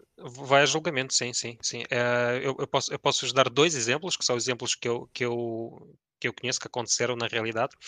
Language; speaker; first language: Portuguese; early bilingual, other home language; Ukrainian